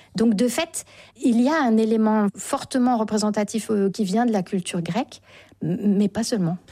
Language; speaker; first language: French; native; French